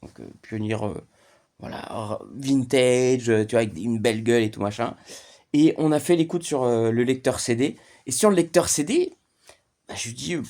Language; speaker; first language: French; native; French